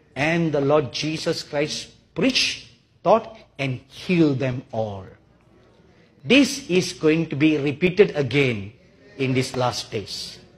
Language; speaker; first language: English; non-native, local second language; Tamil